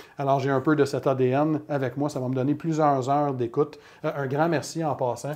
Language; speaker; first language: French; native; French